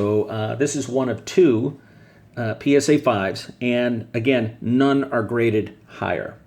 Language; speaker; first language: English; native; English